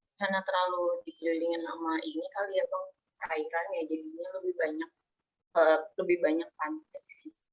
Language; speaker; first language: Indonesian; native; Indonesian